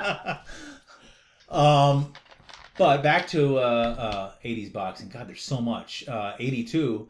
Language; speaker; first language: English; native; English